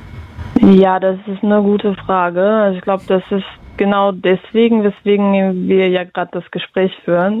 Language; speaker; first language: German; early bilingual, other home language; Russian